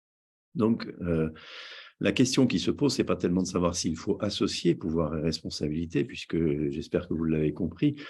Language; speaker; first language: French; native; French